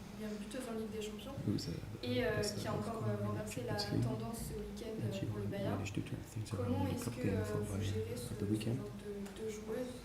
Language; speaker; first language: French; native; French